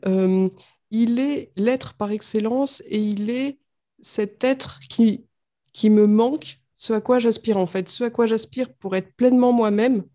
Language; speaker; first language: French; native; French